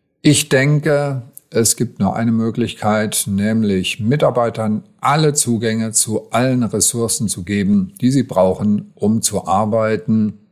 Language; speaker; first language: German; native; German